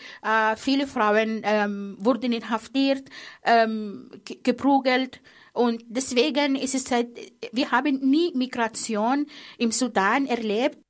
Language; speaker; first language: German; non-native, fluent; Arabic